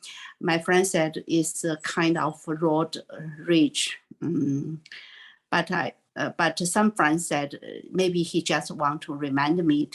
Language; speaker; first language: English; non-native, learner; Chinese